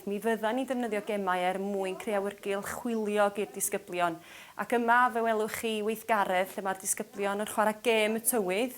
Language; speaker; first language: Welsh; native; Welsh